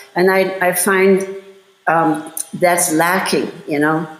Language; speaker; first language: English; non-native, fluent; German